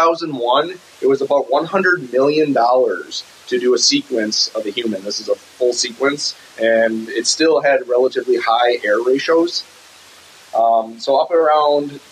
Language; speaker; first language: English; native; English